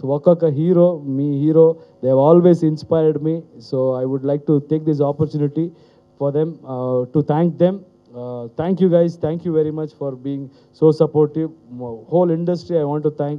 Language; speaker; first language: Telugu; non-native, learner; Kannada